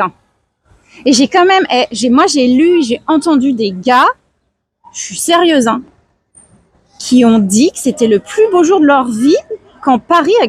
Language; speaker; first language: French; native; French